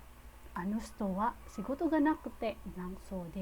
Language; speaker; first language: Japanese; non-native, fluent; Filipino